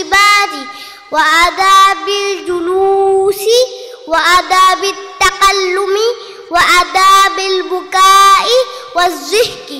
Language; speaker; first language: Arabic; non-native, learner; Bangla